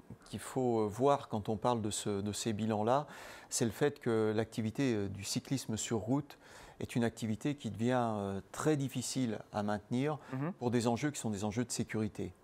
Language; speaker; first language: French; native; French